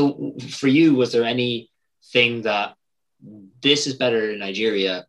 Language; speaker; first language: English; native; English